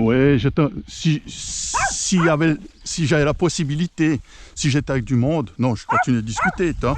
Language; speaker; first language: French; native; French